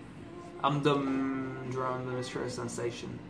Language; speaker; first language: English; non-native, fluent; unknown